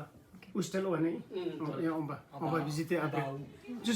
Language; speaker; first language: French; non-native, learner; Nepali